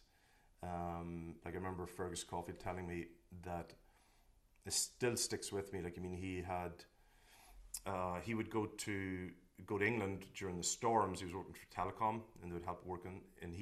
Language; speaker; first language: English; native; English